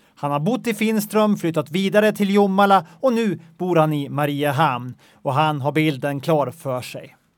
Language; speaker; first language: Swedish; native; Swedish